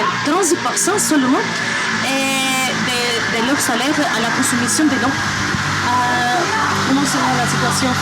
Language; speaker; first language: French; non-native, learner; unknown